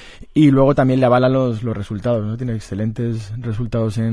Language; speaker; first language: Spanish; native; Spanish